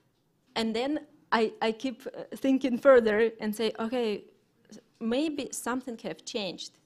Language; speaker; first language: English; non-native, fluent; Russian